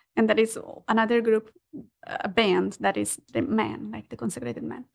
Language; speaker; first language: English; non-native, fluent; Portuguese